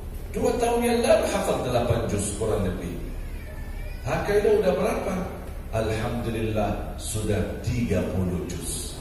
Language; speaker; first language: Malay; non-native, fluent; Arabic